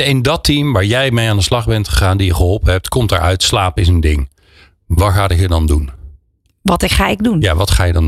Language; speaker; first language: Dutch; native; Dutch